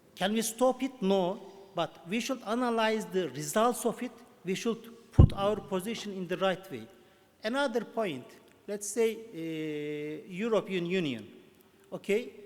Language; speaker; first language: English; non-native, fluent; Turkish